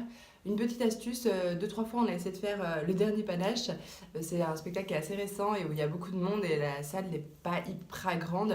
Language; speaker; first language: French; native; French